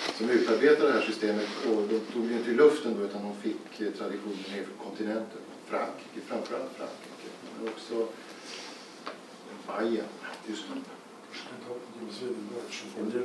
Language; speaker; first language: Swedish; native; Swedish